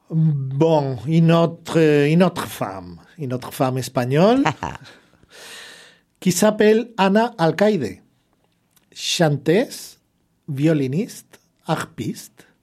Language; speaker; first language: French; non-native, fluent; Spanish